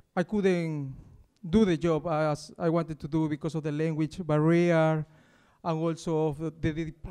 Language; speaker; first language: English; non-native, fluent; Spanish